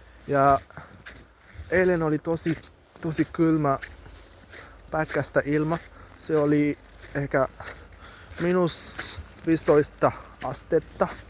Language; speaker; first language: Finnish; non-native, learner; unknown